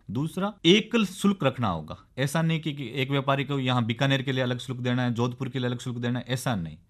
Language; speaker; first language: Hindi; native; Hindi